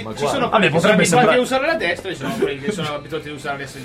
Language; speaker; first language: Italian; non-native, fluent; English